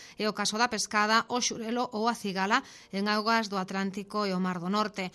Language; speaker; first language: Galician; native; Galician